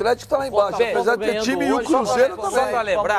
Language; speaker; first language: Portuguese; native; Portuguese